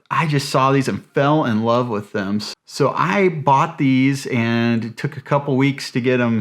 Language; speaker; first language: English; native; English